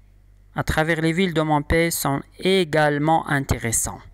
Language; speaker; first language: French; non-native, local second language; Arabic